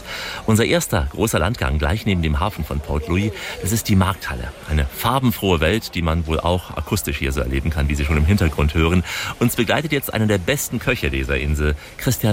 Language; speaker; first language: German; native; German